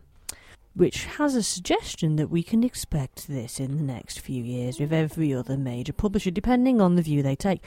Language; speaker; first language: English; native; English